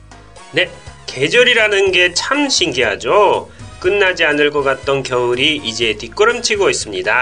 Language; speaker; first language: Korean; non-native, fluent; Japanese